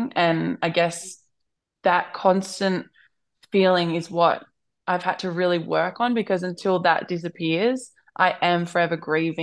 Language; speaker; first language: English; native; English